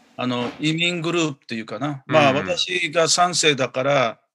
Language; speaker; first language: Japanese; native; Japanese